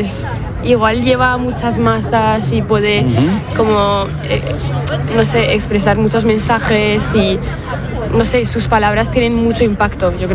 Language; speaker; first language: Spanish; non-native, fluent; French